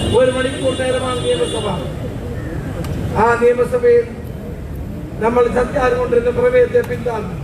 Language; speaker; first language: Malayalam; native; Malayalam